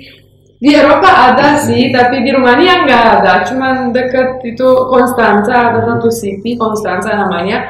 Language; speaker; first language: Indonesian; non-native, fluent; Romanian